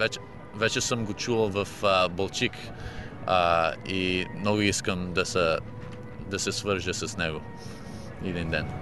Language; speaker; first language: Bulgarian; early bilingual, heritage; English